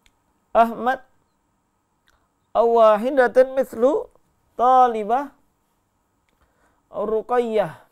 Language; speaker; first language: Arabic; non-native, fluent; Indonesian